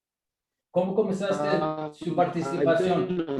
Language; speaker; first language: Spanish; early bilingual, heritage; Spanish